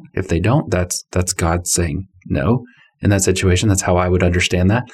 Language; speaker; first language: English; native; English